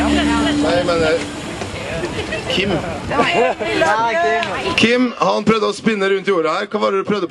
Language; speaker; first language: Norwegian; native; Norwegian